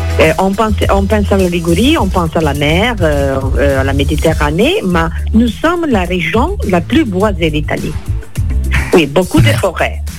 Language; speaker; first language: French; non-native, fluent; Italian